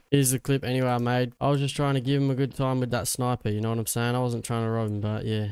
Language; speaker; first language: English; native; English